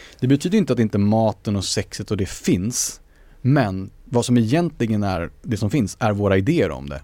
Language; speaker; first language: Swedish; native; Swedish